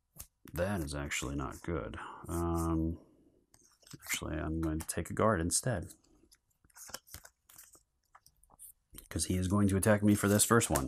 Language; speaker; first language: English; native; English